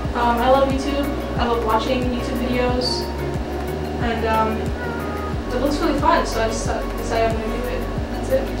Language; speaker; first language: English; native; English